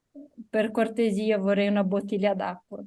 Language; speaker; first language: Italian; non-native, fluent; Portuguese